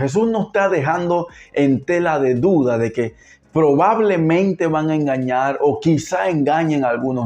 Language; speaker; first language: Spanish; native; Spanish